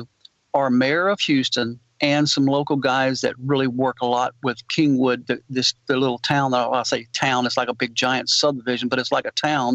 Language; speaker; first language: English; native; English